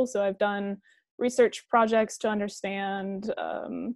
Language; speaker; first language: English; native; English